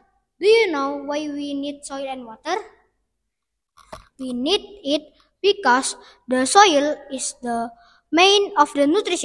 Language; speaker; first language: English; non-native, learner; Indonesian